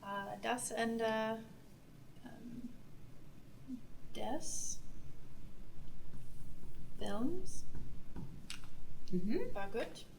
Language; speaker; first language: German; non-native, learner; English